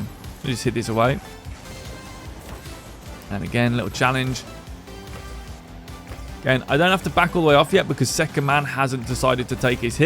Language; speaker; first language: English; native; English